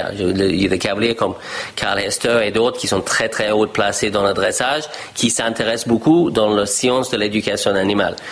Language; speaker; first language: French; non-native, fluent; English